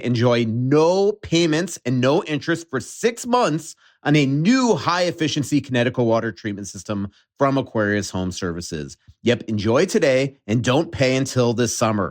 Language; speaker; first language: English; native; English